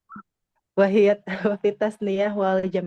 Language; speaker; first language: Arabic; non-native, learner; Indonesian